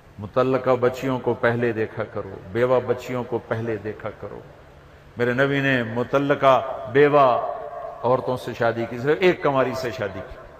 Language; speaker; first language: Urdu; non-native, local second language; Punjabi